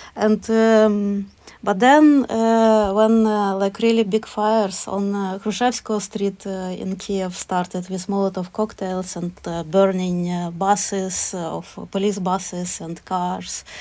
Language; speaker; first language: English; non-native, fluent; Ukrainian